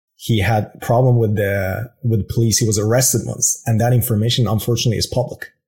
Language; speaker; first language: English; non-native, fluent; Persian